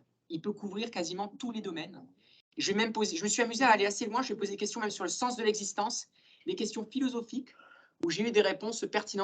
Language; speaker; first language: French; native; French